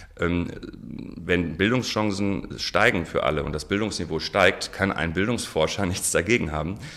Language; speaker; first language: German; non-native, local second language; Arabic